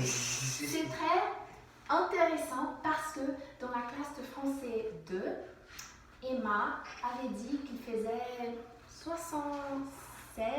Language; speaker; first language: French; non-native, fluent; English